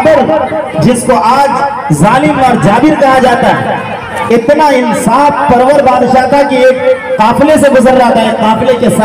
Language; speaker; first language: Urdu; native; Urdu